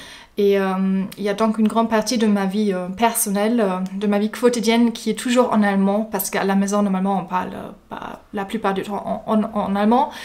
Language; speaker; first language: French; non-native, fluent; German